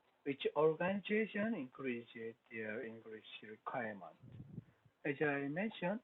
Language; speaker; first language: English; non-native, learner; Korean